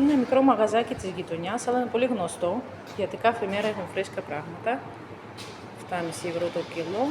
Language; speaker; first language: Greek; non-native, fluent; Russian